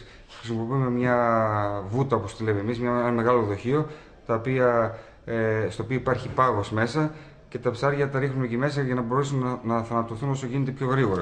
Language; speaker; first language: Greek; native; Greek